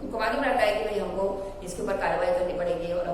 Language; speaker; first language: Hindi; non-native, local second language; Gujarati